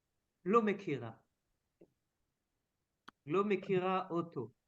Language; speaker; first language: Hebrew; non-native, learner; French